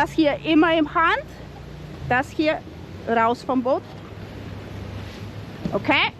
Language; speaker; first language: German; non-native, learner; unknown